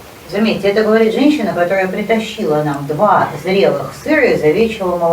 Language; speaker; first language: Russian; native; Russian